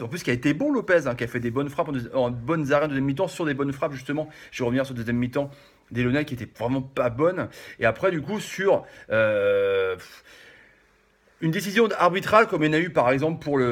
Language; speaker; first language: French; native; French